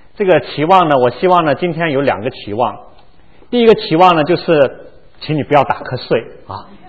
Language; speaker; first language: Chinese; non-native, local second language; Cantonese